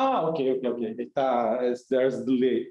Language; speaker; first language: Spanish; non-native, fluent; Portuguese